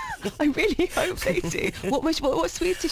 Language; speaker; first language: English; native; English